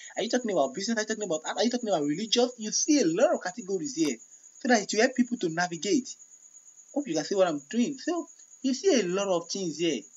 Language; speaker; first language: English; non-native, local second language; Yoruba